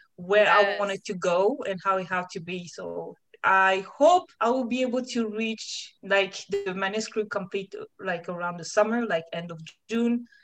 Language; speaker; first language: English; non-native, fluent; French